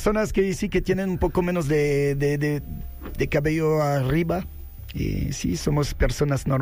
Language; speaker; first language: Spanish; non-native, fluent; French